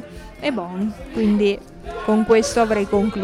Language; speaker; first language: Italian; native; Italian